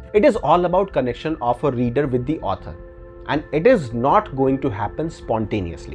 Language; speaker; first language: English; non-native, local second language; Hindi